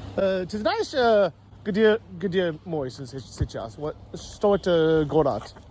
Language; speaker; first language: Russian; non-native, learner; English